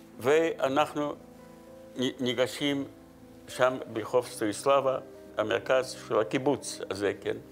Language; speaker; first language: Hebrew; non-native, fluent; Yiddish